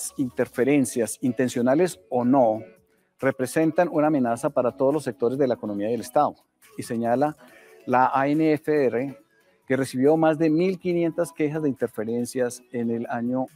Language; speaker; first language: Spanish; native; Spanish